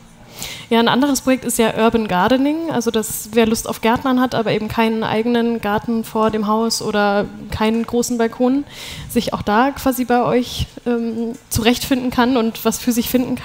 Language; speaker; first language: German; native; German